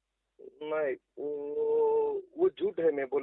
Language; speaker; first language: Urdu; non-native, local second language; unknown